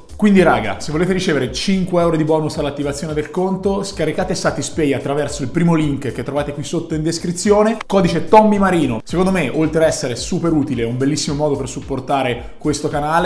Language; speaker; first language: Italian; native; Italian